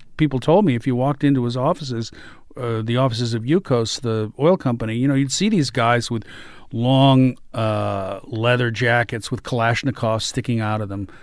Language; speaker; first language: English; native; English